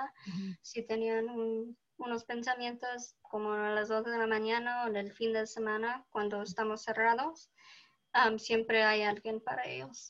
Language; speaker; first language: Spanish; early bilingual, heritage; Spanish